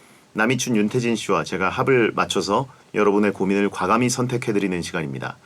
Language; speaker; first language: Korean; native; Korean